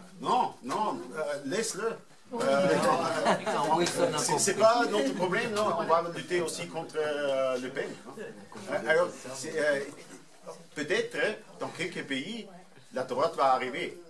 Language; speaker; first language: French; non-native, fluent; German